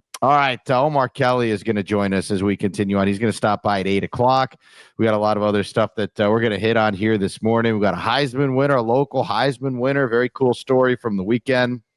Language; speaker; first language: English; native; English